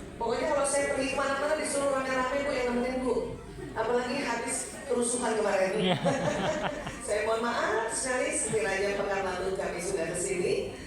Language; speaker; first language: Indonesian; native; Indonesian